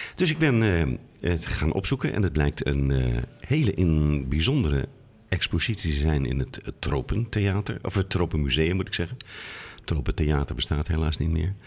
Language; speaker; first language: Dutch; native; Dutch